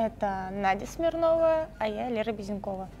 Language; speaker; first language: Russian; native; Russian